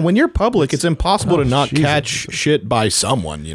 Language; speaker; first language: English; native; English